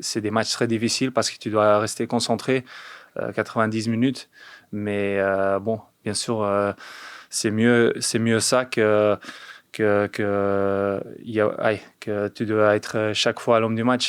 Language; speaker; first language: French; non-native, fluent; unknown